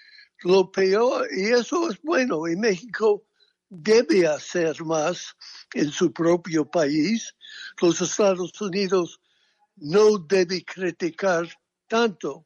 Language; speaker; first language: Spanish; non-native, fluent; English